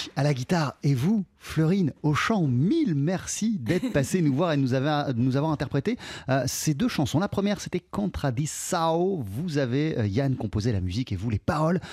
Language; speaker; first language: French; native; French